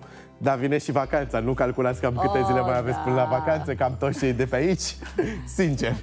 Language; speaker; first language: Romanian; native; Romanian